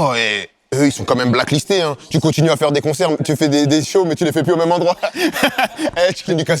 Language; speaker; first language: French; native; French